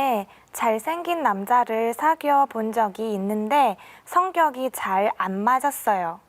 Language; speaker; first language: Korean; non-native, learner; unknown